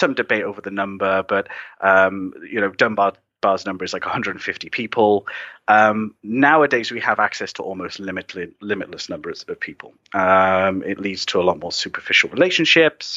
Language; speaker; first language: English; native; English